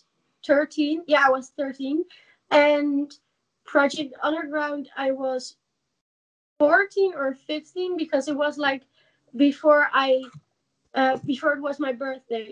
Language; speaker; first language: English; non-native, fluent; Dutch